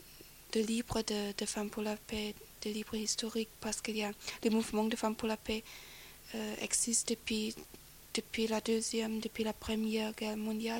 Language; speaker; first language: French; non-native, fluent; English